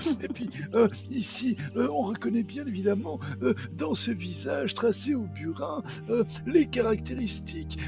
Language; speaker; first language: French; native; French